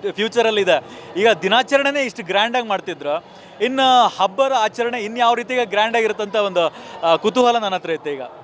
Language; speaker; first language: Kannada; native; Kannada